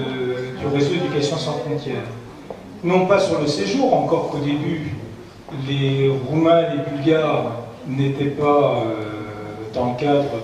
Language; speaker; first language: French; native; French